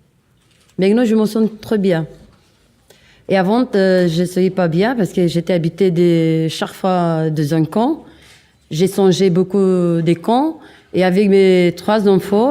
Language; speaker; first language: French; non-native, learner; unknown